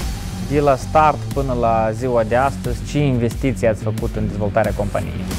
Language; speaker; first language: Romanian; native; Romanian